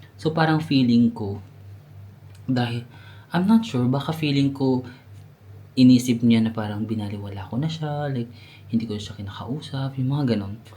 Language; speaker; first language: Filipino; native; Filipino